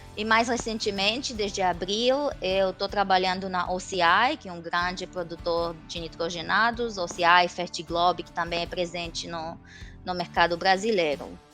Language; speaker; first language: Portuguese; non-native, fluent; Romanian